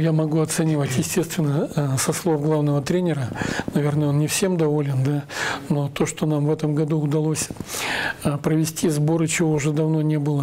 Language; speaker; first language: Russian; native; Russian